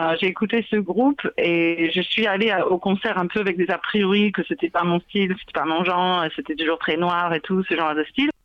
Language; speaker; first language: French; non-native, fluent; English